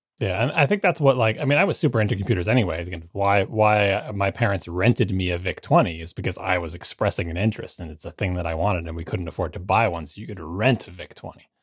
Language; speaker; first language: English; native; English